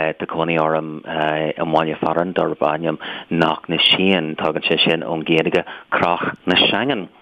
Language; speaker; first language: Irish; non-native, local second language; English